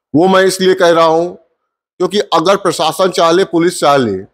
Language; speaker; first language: Hindi; native; Hindi